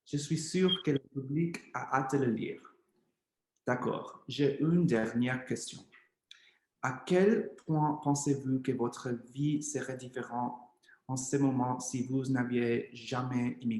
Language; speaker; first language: French; non-native, learner; English